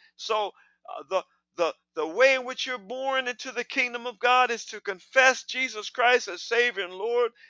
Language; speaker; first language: English; native; English